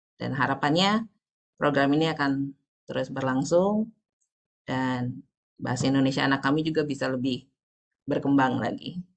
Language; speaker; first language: Indonesian; native; Indonesian